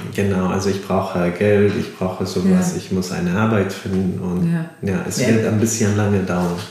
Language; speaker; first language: German; non-native, fluent; Arabic